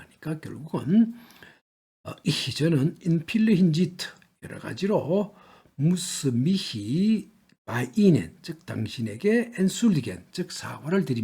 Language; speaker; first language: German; non-native, learner; Korean